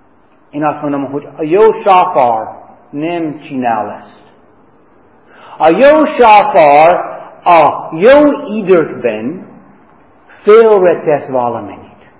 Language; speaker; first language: Hungarian; non-native, fluent; English